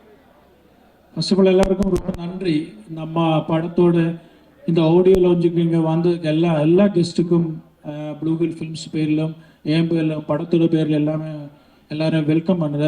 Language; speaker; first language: Tamil; non-native, learner; Malayalam